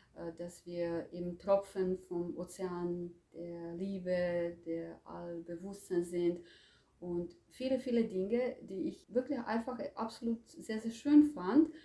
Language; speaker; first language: German; non-native, fluent; Croatian